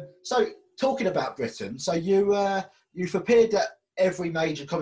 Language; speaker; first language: English; native; English